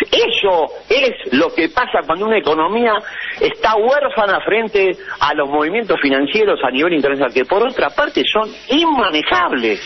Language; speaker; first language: Spanish; native; Spanish